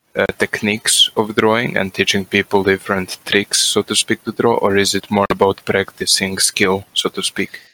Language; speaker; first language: English; non-native, fluent; Croatian